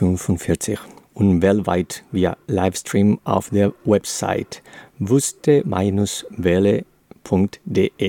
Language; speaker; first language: German; non-native, learner; Spanish